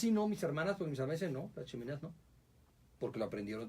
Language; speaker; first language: Spanish; native; Spanish